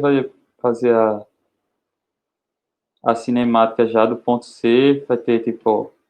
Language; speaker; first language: Portuguese; native; Portuguese